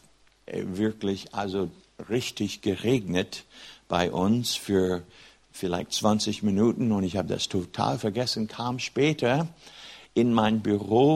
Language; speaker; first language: German; non-native, fluent; English